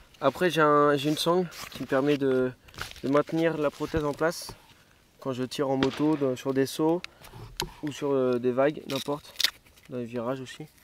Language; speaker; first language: French; native; French